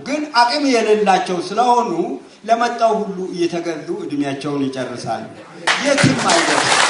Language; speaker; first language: Amharic; non-native, local second language; Wolaytta